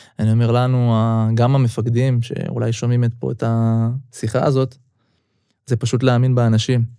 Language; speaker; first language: Hebrew; early bilingual, other home language; Russian